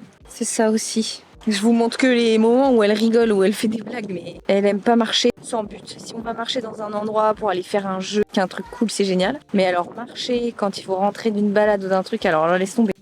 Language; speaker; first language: French; native; French